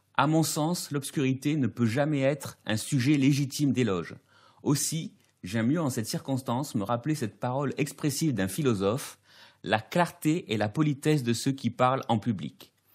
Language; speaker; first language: French; native; French